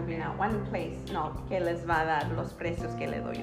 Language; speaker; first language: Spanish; early bilingual, heritage; Spanish